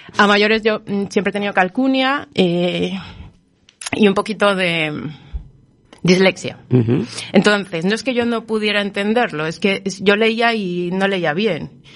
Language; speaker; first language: Spanish; native; Spanish